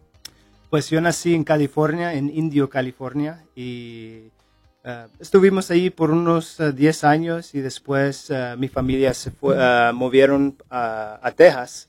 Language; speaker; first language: Spanish; early bilingual, heritage; English